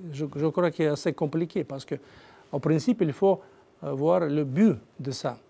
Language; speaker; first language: French; non-native, learner; Russian